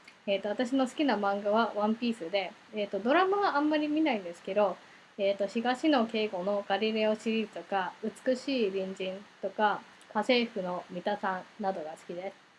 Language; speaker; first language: Japanese; early bilingual, heritage; Japanese